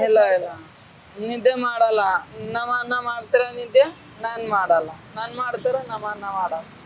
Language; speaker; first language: Kannada; non-native, learner; Hindi